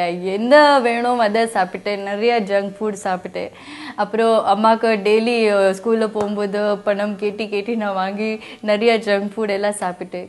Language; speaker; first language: Tamil; non-native, learner; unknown